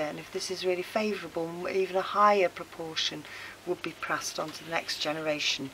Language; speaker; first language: English; native; English